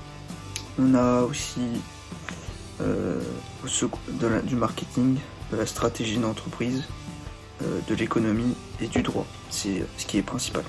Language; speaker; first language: French; native; French